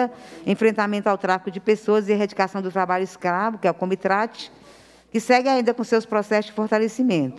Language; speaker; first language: Portuguese; native; Portuguese